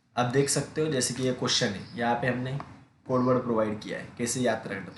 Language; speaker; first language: Hindi; non-native, local second language; Marathi